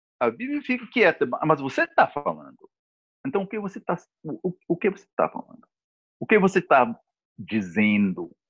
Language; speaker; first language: Portuguese; non-native, fluent; English